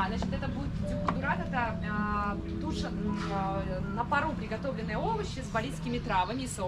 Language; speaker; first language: Russian; native; Russian